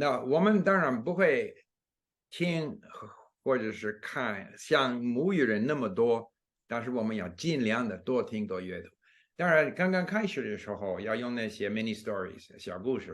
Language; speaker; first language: Chinese; non-native, fluent; English